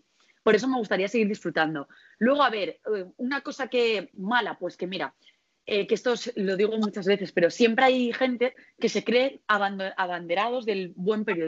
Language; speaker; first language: Spanish; native; Spanish